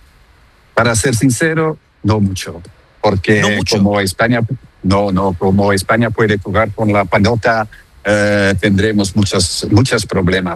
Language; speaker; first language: Spanish; non-native, fluent; Dutch